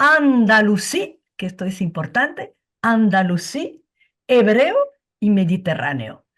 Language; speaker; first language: Spanish; non-native, fluent; Arabic